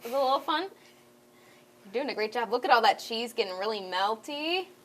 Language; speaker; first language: English; native; English